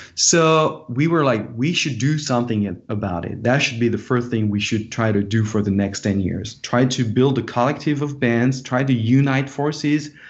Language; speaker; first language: English; non-native, fluent; French